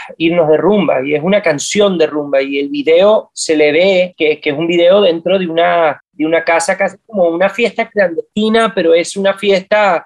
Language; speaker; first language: Spanish; native; Spanish